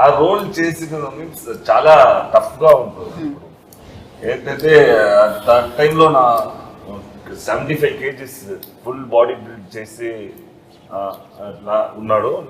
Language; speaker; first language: Telugu; non-native, learner; Tamil